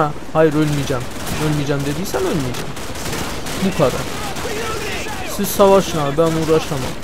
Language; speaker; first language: Turkish; native; Turkish